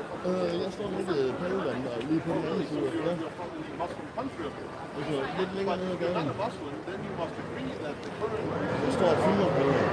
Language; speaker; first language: Danish; native; Danish